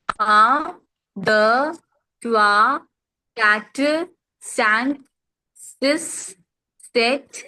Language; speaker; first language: French; non-native, learner; Hindi